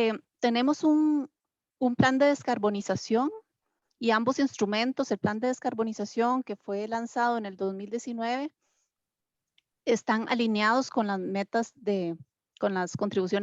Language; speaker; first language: Spanish; native; Spanish